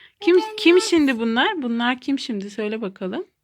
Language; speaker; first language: Turkish; native; Turkish